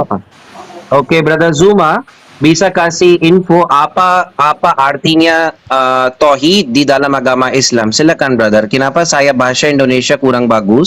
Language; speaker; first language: Indonesian; non-native, learner; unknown